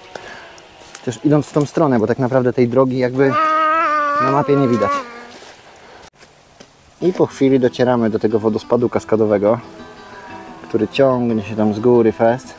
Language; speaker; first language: Polish; native; Polish